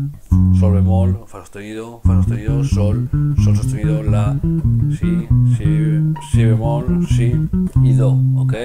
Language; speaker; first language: Spanish; native; Spanish